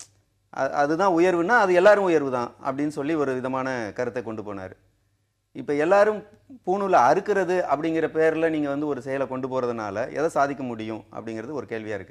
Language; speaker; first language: Tamil; native; Tamil